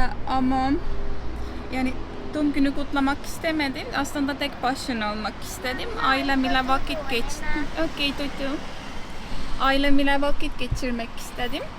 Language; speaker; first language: Turkish; non-native, learner; Estonian